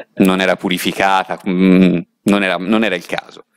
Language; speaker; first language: Italian; native; Italian